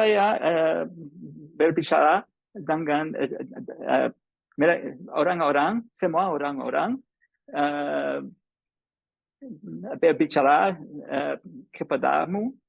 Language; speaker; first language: Indonesian; non-native, learner; English